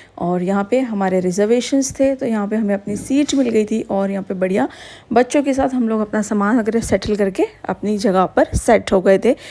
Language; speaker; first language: Hindi; native; Hindi